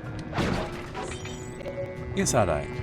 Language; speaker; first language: English; native; English